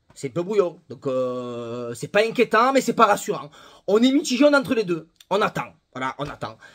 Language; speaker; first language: French; native; French